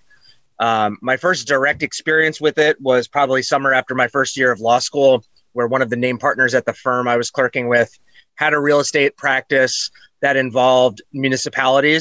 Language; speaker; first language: English; native; English